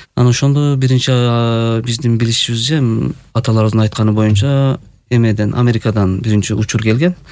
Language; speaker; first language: Kyrgyz; early bilingual, heritage; Kyrgyz